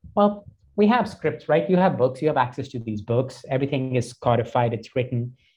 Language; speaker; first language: English; non-native, local second language; Hindi